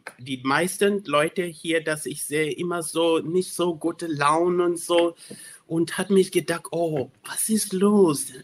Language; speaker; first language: German; non-native, learner; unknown